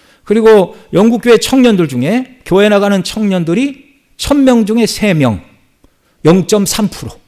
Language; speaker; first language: Korean; native; Korean